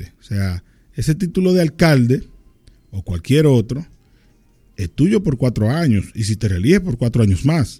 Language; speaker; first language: Spanish; native; Spanish